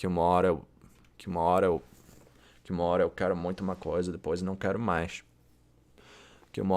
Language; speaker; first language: Portuguese; non-native, learner; English